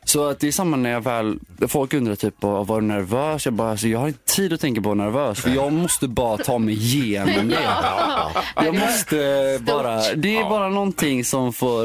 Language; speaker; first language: Swedish; native; Swedish